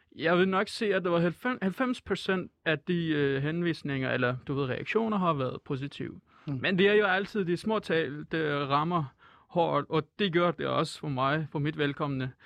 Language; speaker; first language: Danish; non-native, fluent; Persian